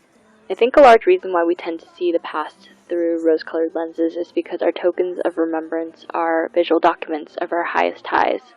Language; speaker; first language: English; native; English